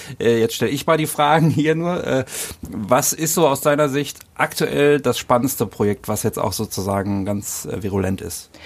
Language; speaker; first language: German; native; German